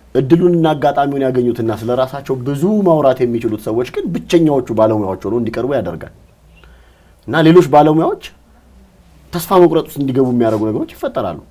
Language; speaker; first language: Amharic; native; Amharic